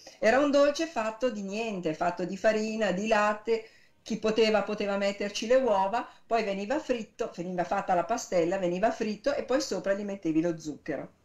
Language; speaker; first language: Italian; native; Italian